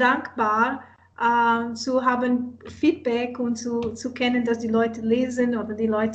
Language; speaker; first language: German; non-native, learner; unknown